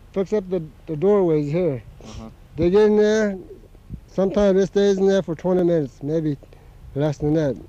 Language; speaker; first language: English; native; English